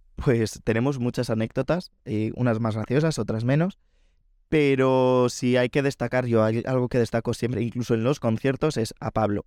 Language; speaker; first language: Spanish; native; Spanish